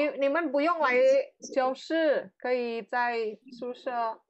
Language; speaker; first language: Chinese; non-native, fluent; Indonesian